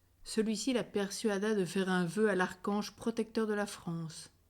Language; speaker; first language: French; native; French